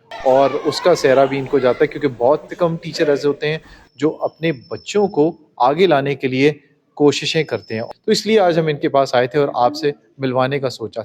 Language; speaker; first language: Urdu; native; Urdu